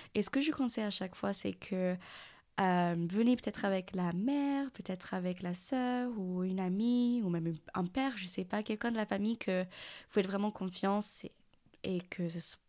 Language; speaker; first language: French; non-native, fluent; English